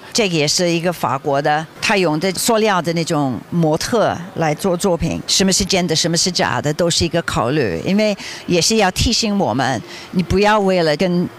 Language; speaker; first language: Chinese; non-native, fluent; English